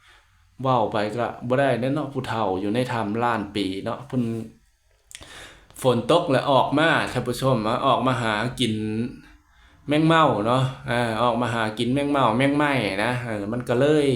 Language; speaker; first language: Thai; non-native, local second language; Lao